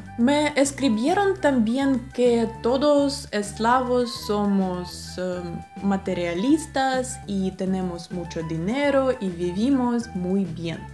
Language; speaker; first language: Spanish; non-native, fluent; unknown